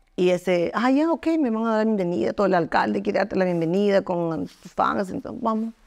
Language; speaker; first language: Spanish; native; Spanish